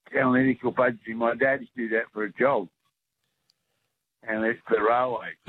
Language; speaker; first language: English; native; English